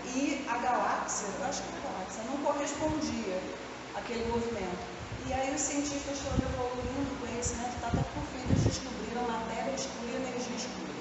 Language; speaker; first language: Portuguese; native; Portuguese